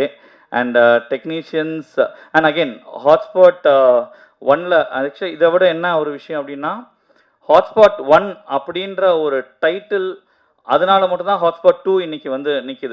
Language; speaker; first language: Tamil; native; Tamil